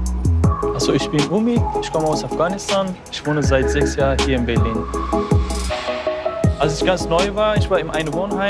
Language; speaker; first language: German; non-native, learner; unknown